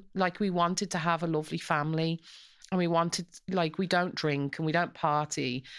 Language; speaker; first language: English; native; English